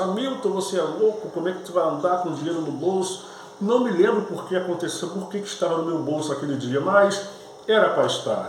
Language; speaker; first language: Portuguese; native; Portuguese